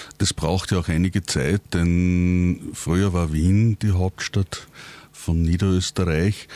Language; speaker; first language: German; native; German